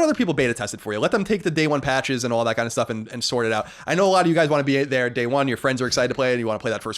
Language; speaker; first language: English; native; English